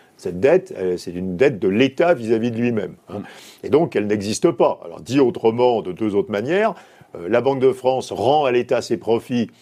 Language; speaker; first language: French; native; French